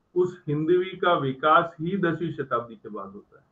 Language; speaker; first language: Hindi; native; Hindi